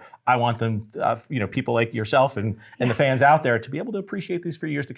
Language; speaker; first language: English; native; English